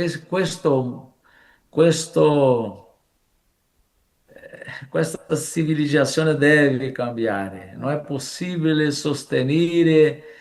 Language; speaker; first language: Italian; non-native, fluent; Portuguese